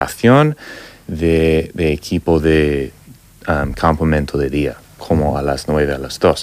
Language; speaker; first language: Spanish; non-native, fluent; English